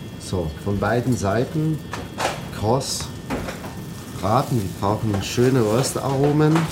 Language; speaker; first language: German; non-native, fluent; Arabic